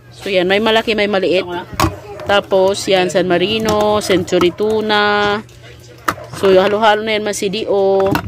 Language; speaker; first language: Filipino; non-native, local second language; Cebuano